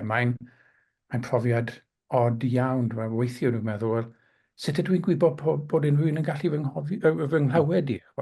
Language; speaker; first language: Welsh; non-native, local second language; English